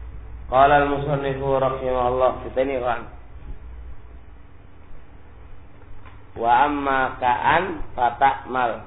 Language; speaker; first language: Arabic; non-native, fluent; Indonesian